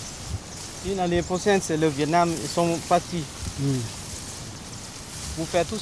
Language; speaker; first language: French; non-native, learner; Vietnamese